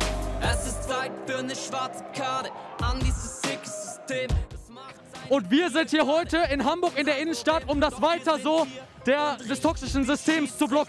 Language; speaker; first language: German; native; German